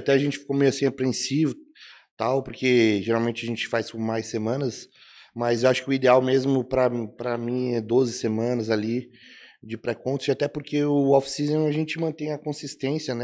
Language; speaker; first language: Portuguese; native; Portuguese